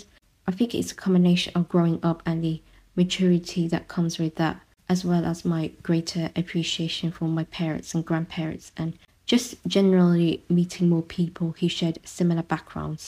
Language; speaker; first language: English; non-native, local second language; Vietnamese